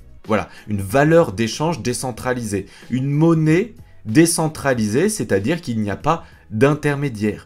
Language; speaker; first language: French; native; French